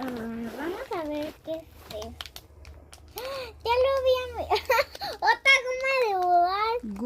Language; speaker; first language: Spanish; native; Spanish